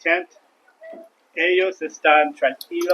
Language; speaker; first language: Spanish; non-native, learner; English